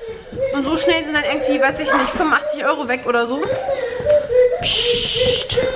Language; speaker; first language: German; native; German